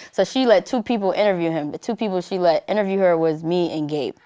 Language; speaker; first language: English; native; English